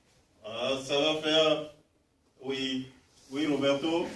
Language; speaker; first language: French; non-native, fluent; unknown